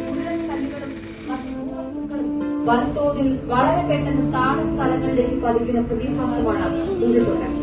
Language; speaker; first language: Malayalam; native; Malayalam